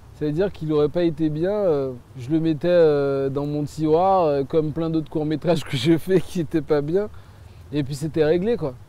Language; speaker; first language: French; early bilingual, other home language; Haitian Creole